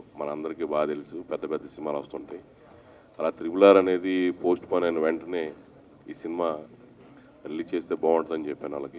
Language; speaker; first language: Telugu; native; Telugu